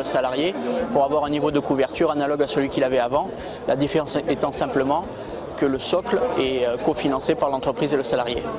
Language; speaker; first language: French; native; French